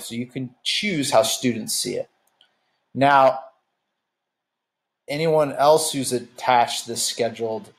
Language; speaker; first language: English; native; English